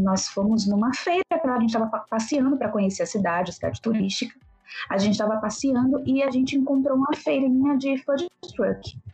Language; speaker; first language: Portuguese; native; Portuguese